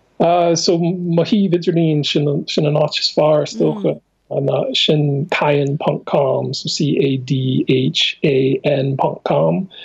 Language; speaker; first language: Irish; non-native, fluent; English